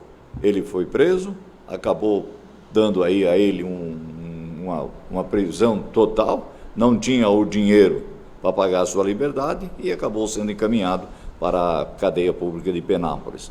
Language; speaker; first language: Portuguese; native; Portuguese